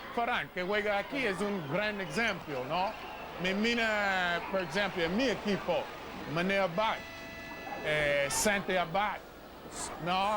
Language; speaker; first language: Spanish; non-native, learner; English